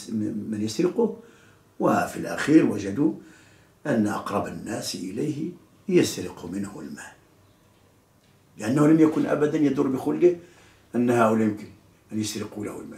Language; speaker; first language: Arabic; native; Arabic